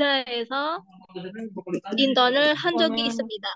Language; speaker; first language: Korean; non-native, learner; Indonesian